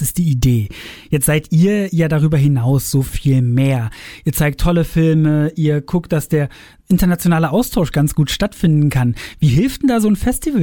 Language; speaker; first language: German; native; German